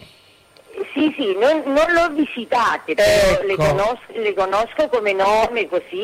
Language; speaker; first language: Italian; native; Italian